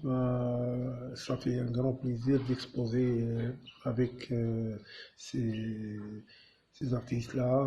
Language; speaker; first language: French; non-native, local second language; Arabic